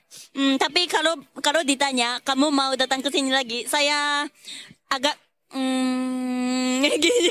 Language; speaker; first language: Indonesian; non-native, learner; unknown